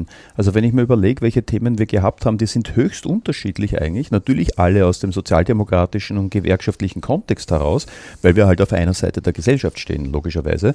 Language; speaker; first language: German; native; German